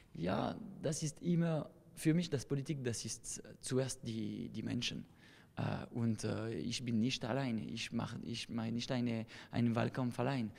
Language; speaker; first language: German; non-native, local second language; French